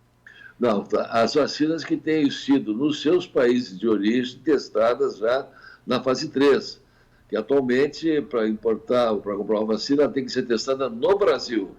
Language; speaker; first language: Portuguese; native; Portuguese